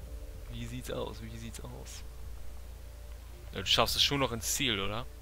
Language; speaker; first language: German; native; German